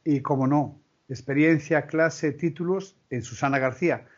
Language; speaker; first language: Spanish; non-native, local second language; Galician